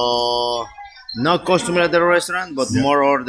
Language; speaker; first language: English; non-native, fluent; Spanish